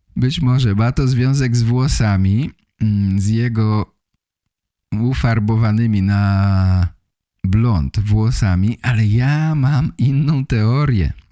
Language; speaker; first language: Polish; native; Polish